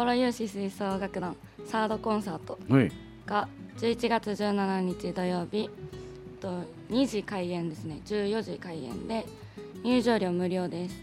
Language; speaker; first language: Japanese; native; Japanese